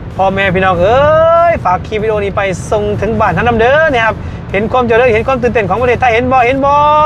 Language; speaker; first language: Thai; native; Thai